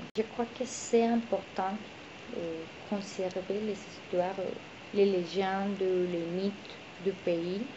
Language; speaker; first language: French; non-native, learner; Spanish